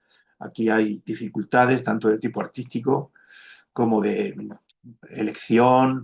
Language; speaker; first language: Spanish; native; Spanish